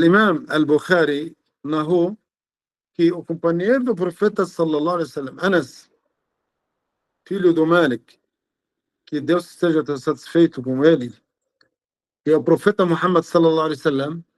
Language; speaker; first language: Portuguese; non-native, fluent; Arabic